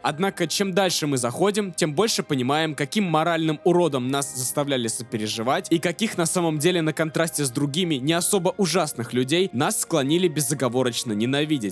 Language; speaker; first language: Russian; native; Russian